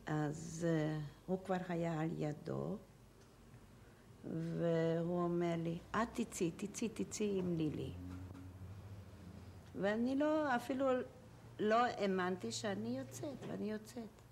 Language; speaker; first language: Hebrew; non-native, fluent; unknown